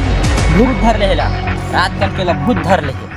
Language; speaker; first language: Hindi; non-native, local second language; Chhattisgarhi